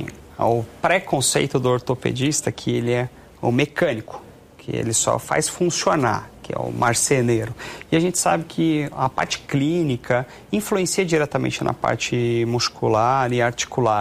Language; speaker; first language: Portuguese; native; Portuguese